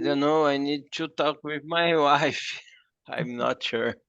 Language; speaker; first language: English; non-native, fluent; Portuguese